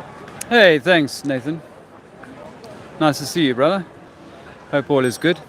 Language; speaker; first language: English; native; English